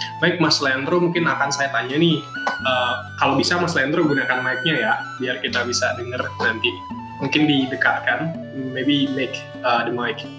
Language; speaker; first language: Indonesian; native; Indonesian